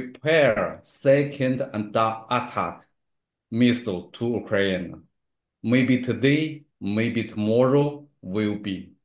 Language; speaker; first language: English; non-native, learner; Chinese